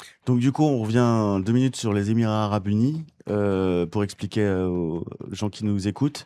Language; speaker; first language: French; native; French